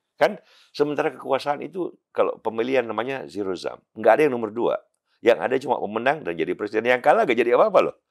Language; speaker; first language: Indonesian; native; Indonesian